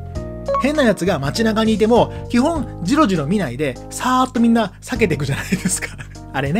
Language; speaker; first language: Japanese; native; Japanese